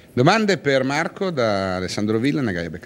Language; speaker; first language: Italian; native; Italian